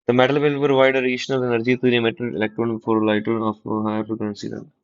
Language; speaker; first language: English; non-native, local second language; Punjabi